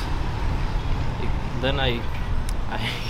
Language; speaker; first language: English; non-native, learner; Arabic